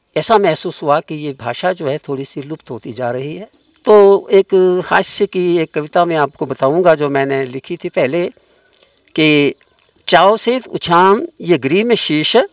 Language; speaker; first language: Hindi; non-native, local second language; Kashmiri